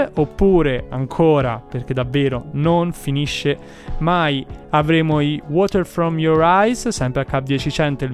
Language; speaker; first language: Italian; native; Italian